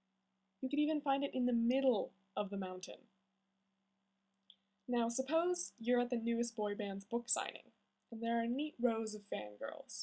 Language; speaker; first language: English; native; English